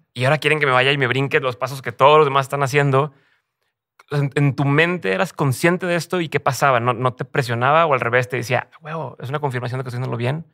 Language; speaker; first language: Spanish; native; Spanish